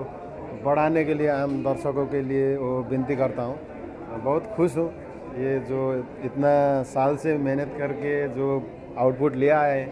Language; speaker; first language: Hindi; non-native, fluent; Nepali